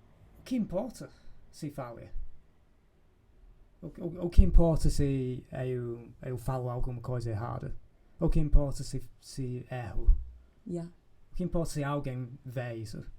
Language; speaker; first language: Portuguese; non-native, fluent; English